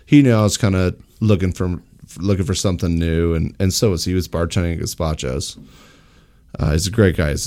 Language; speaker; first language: English; native; English